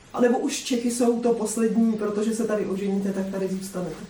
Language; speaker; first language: Czech; native; Czech